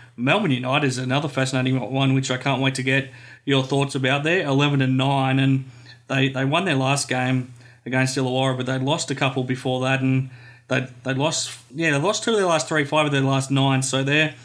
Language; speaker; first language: English; native; English